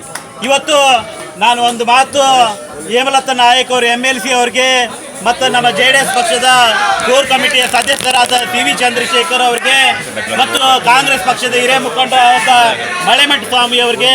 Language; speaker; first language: Kannada; native; Kannada